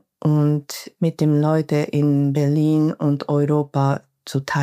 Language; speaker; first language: German; non-native, learner; Japanese